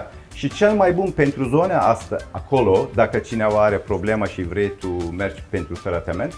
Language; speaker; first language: Romanian; non-native, learner; Turkish